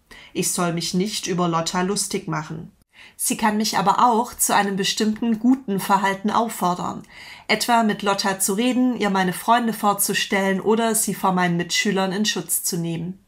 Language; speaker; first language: German; native; German